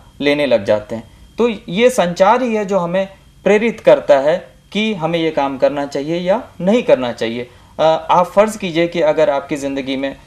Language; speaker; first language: Hindi; native; Hindi